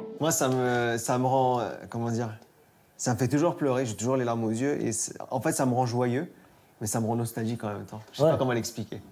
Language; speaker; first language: French; native; French